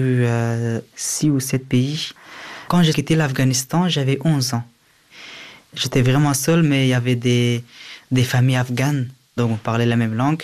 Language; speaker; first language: French; early bilingual, other home language; Persian